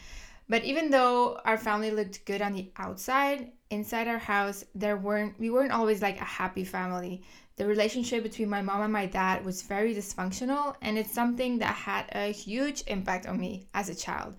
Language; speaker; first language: English; non-native, fluent; Dutch